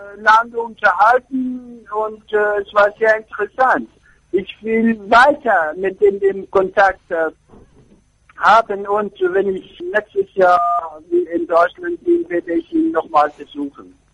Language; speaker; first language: German; non-native, fluent; Persian